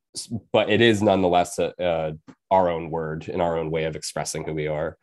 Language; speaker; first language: English; native; English